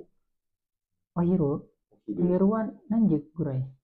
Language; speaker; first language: Japanese; non-native, learner; Indonesian